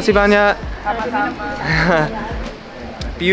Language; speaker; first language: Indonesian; non-native, learner; English